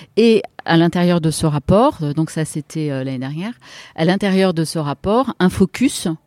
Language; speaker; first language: French; native; French